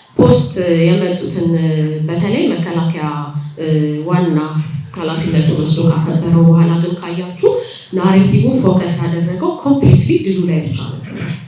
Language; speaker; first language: Amharic; native; Amharic